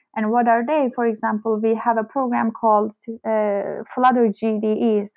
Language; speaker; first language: English; non-native, fluent; Turkish